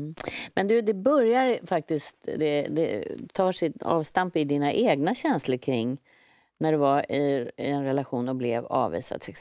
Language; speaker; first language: Swedish; native; Swedish